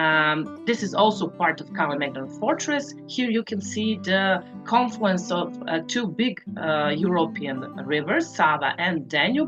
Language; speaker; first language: English; non-native, fluent; Serbian